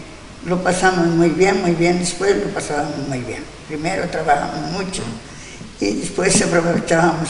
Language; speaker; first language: Spanish; non-native, local second language; Galician